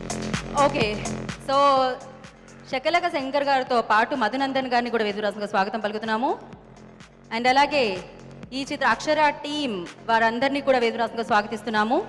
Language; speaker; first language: Telugu; native; Telugu